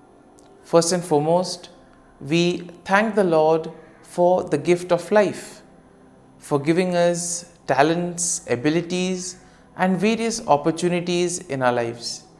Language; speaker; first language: English; non-native, local second language; Konkani